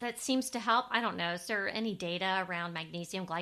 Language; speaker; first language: English; native; English